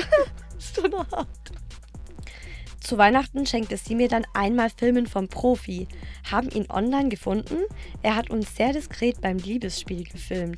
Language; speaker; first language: German; native; German